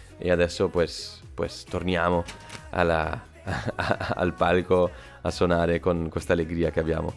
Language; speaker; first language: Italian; non-native, fluent; Spanish